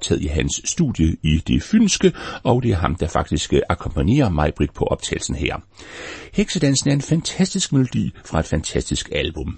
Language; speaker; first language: Danish; native; Danish